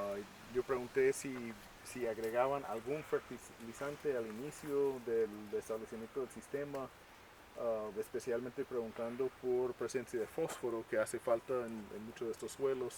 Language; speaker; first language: Spanish; native; Spanish